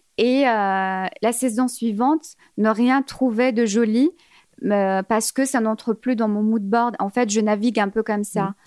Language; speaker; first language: French; early bilingual, other home language; Arabic